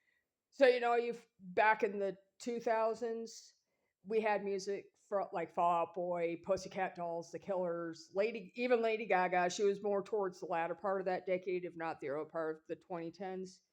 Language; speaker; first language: English; native; English